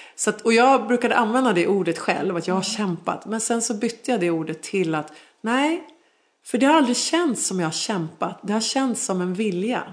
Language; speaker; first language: Swedish; native; Swedish